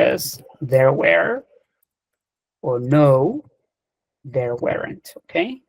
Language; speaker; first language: English; non-native, fluent; Spanish